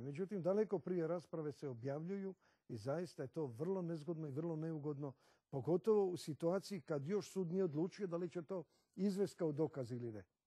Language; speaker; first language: Croatian; native; Croatian